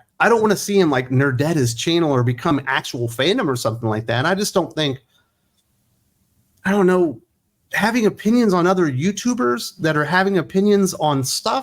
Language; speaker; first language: English; native; English